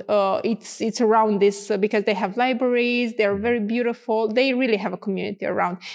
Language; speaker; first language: English; non-native, fluent; Romanian